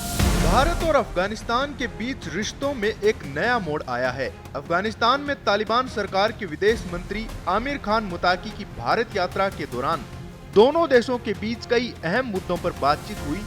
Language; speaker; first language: Hindi; native; Hindi